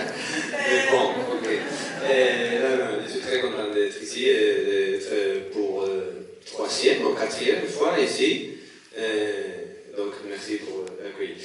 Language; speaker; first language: French; non-native, learner; Spanish